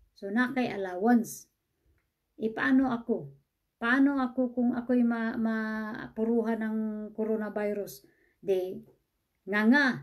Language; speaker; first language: Filipino; non-native, local second language; Cebuano